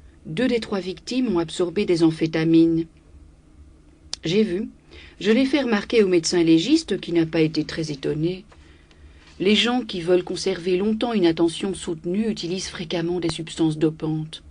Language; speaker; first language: French; native; French